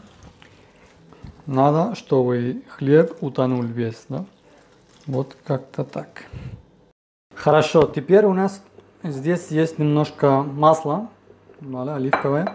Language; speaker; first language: Russian; non-native, fluent; Spanish